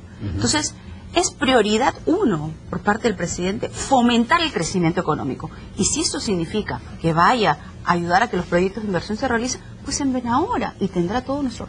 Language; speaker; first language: Spanish; native; Spanish